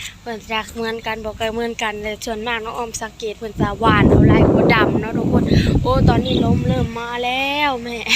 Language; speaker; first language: Thai; non-native, local second language; Lao